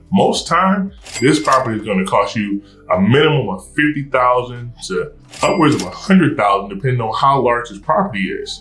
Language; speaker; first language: English; native; English